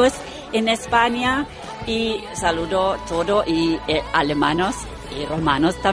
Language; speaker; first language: Spanish; non-native, learner; Romanian